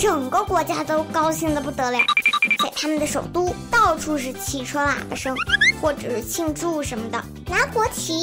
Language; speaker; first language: Chinese; native; Chinese